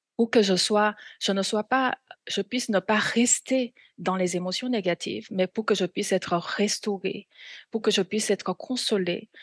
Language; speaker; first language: French; non-native, fluent; Korean